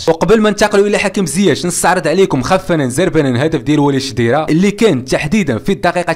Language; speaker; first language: Arabic; native; Arabic